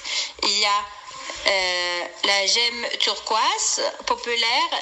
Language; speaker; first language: French; non-native, learner; Swedish